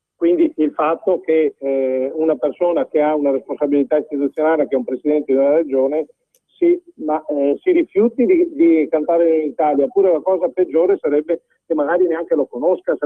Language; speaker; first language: Italian; native; Italian